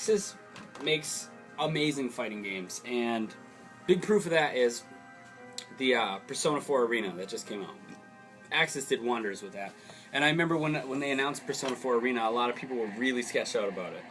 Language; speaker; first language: English; native; English